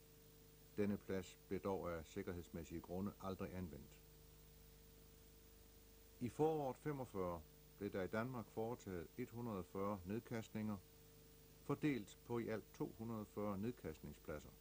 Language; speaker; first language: Danish; native; Danish